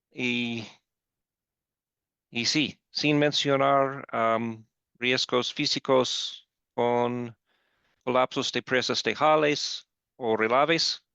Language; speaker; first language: Spanish; non-native, fluent; English